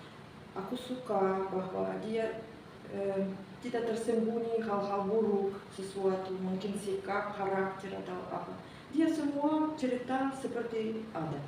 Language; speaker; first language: Indonesian; non-native, learner; Russian